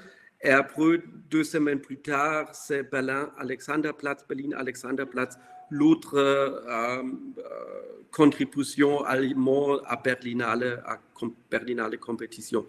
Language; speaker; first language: French; non-native, fluent; German